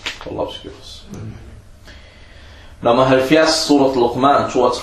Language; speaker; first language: Danish; early bilingual, other home language; Arabic